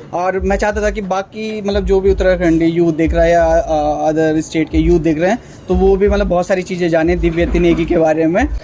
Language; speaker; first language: Hindi; non-native, local second language; Garhwali